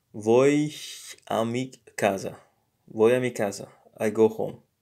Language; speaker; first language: Spanish; non-native, learner; English